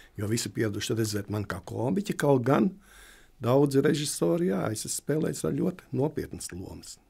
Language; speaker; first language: Latvian; native; Latvian